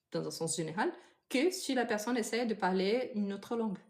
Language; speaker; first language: French; non-native, fluent; Portuguese